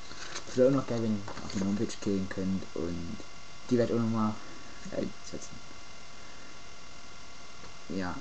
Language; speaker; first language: German; native; German